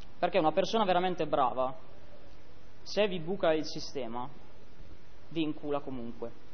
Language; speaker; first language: Italian; native; Italian